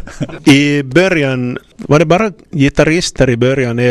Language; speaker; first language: Swedish; non-native, local second language; Finnish